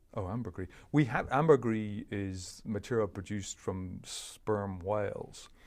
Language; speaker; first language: English; native; English